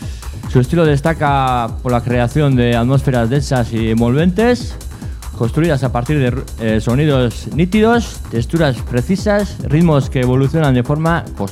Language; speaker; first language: Spanish; non-native, local second language; Basque